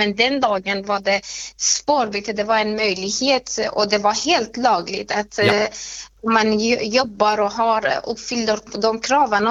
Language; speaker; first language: Swedish; non-native, fluent; Persian